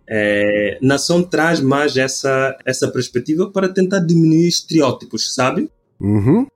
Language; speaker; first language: Portuguese; non-native, local second language; Upper Guinea Crioulo